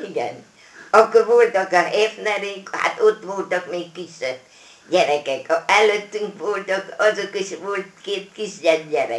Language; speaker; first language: Hungarian; non-native, local second language; German